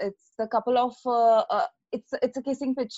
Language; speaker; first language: English; non-native, local second language; Hindi